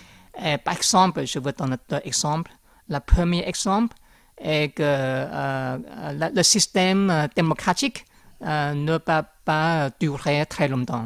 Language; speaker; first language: French; non-native, learner; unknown